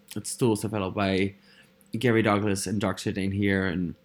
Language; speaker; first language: English; non-native, fluent; Dutch